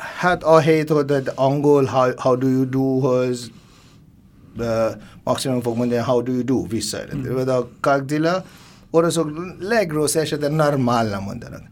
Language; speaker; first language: Hungarian; non-native, learner; Bangla